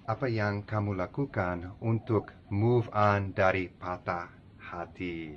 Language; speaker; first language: Indonesian; non-native, learner; English